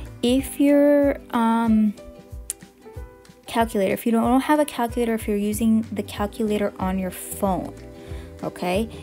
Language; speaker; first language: English; native; English